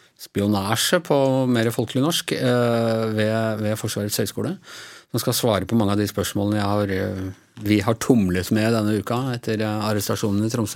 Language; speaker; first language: Norwegian; native; Norwegian